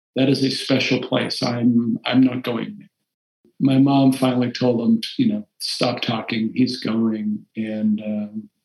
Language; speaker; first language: English; early bilingual, other home language; Portuguese